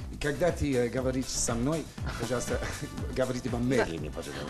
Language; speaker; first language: Russian; non-native, learner; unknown